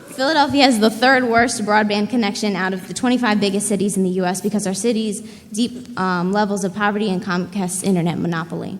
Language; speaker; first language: English; native; English